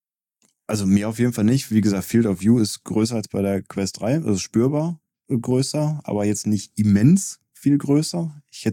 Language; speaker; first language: German; native; German